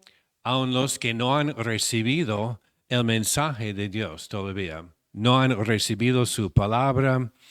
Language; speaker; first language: Spanish; non-native, fluent; English